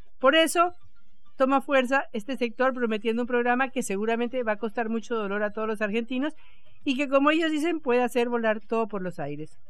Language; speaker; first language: Spanish; native; Spanish